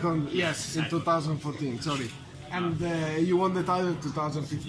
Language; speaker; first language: English; non-native, fluent; Italian